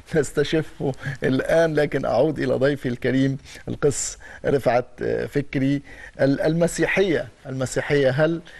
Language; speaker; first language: Arabic; native; Arabic